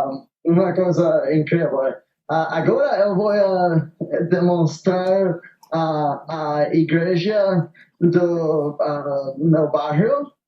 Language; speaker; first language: Portuguese; non-native, learner; Spanish